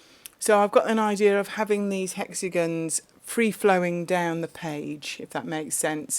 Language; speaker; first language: English; native; English